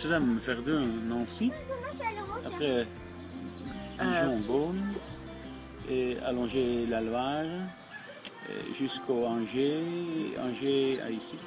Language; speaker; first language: French; non-native, learner; Dutch